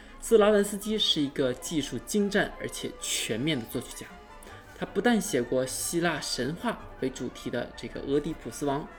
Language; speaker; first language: Chinese; native; Chinese